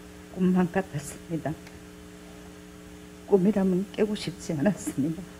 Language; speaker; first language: Korean; native; Korean